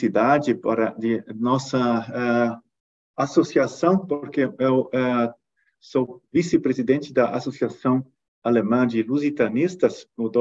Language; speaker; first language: Portuguese; non-native, fluent; German